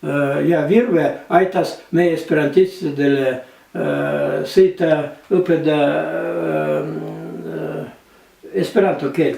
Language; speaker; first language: Estonian; non-native, learner; Russian